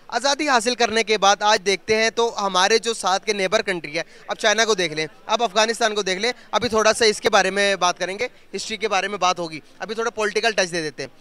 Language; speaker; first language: Hindi; native; Hindi